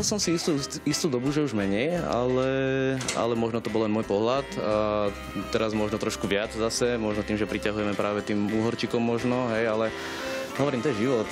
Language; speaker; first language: Slovak; early bilingual, other home language; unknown